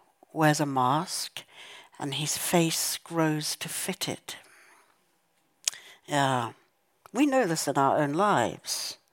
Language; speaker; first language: English; native; English